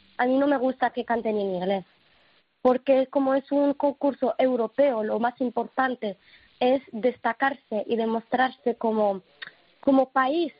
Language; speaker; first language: Spanish; non-native, fluent; Arabic